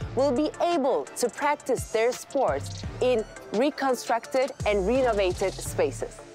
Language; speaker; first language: English; non-native, fluent; Turkish